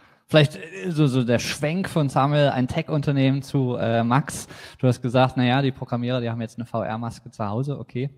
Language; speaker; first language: German; native; German